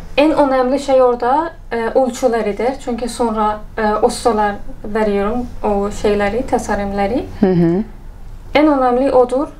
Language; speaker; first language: Turkish; non-native, learner; Persian